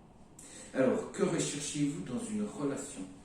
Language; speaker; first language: French; native; French